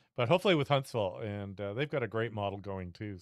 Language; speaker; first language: English; native; English